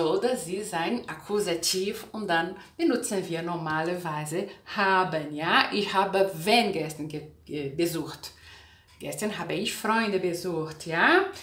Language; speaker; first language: German; non-native, fluent; Portuguese